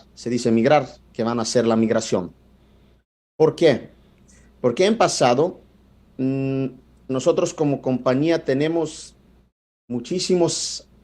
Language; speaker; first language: Spanish; non-native, fluent; Italian